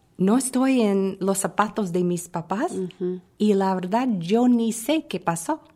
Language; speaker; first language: Spanish; non-native, fluent; English